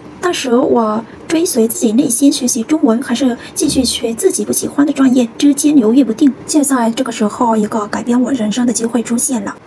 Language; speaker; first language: Chinese; non-native, fluent; Vietnamese